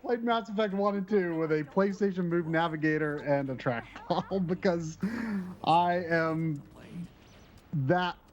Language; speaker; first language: English; native; English